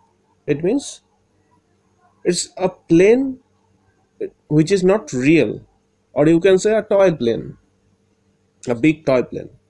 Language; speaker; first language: English; non-native, local second language; Bangla